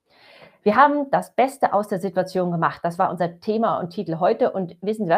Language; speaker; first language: German; native; German